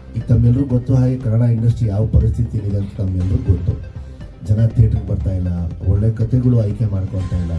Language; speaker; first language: Kannada; non-native, local second language; Urdu